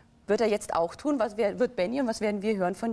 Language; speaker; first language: German; native; German